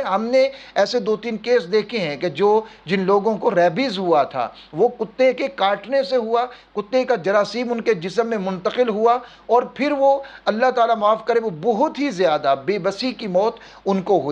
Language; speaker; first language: Urdu; native; Urdu